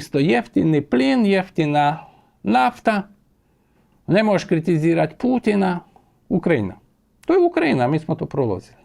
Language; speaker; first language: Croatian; non-native, fluent; Ukrainian